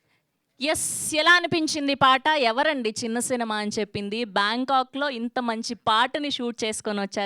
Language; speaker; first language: Telugu; native; Telugu